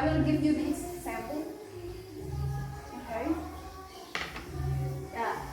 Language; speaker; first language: English; non-native, fluent; Indonesian